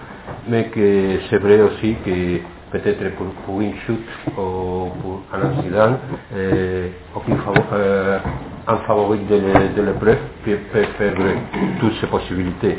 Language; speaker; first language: French; non-native, fluent; Spanish